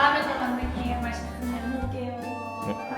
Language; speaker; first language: Korean; non-native, learner; Turkish